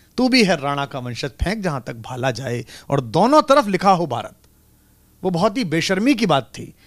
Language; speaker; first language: Hindi; native; Hindi